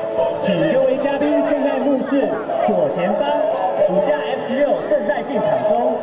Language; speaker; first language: Chinese; native; Chinese